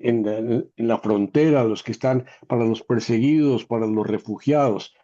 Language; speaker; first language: Spanish; native; Spanish